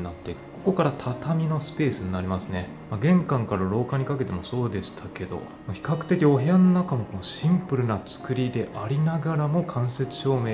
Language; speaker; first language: Japanese; native; Japanese